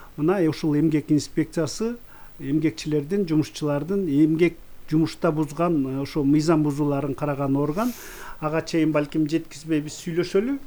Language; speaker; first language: Kyrgyz; native; Kyrgyz